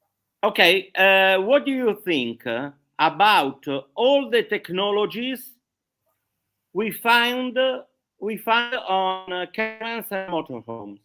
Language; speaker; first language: English; non-native, learner; Italian